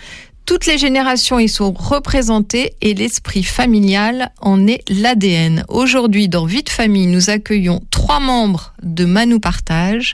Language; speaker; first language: French; native; French